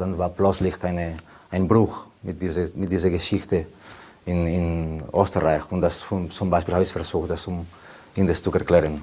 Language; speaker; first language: German; non-native, learner; Spanish